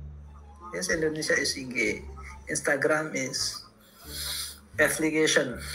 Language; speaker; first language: English; non-native, learner; Indonesian